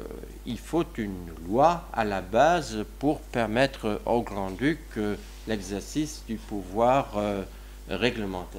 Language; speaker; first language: French; non-native, local second language; Luxembourgish